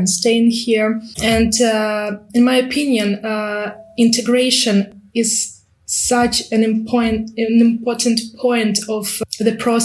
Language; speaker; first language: English; non-native, fluent; Ukrainian